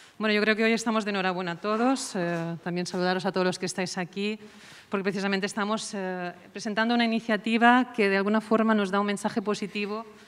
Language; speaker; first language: Spanish; non-native, local second language; Catalan